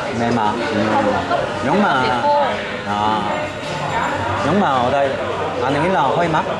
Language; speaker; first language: Vietnamese; non-native, learner; Korean